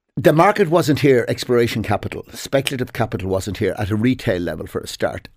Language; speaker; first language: English; native; English